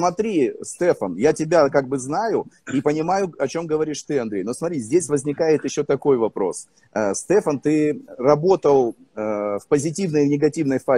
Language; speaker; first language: Russian; native; Russian